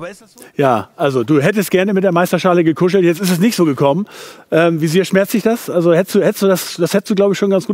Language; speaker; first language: German; native; German